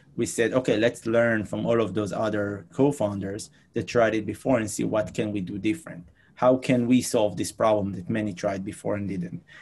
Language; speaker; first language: English; non-native, fluent; Hebrew